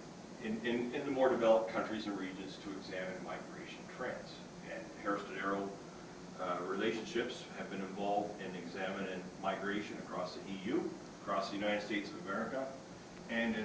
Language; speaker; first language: English; native; English